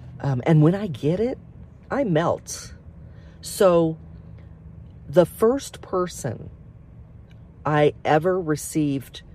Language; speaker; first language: English; native; English